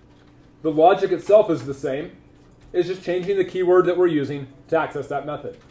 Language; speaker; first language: English; native; English